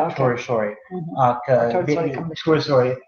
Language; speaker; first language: Irish; non-native, learner; English